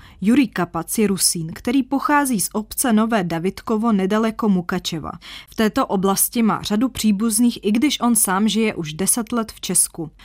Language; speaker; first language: Czech; native; Czech